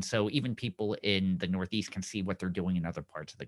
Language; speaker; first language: English; native; English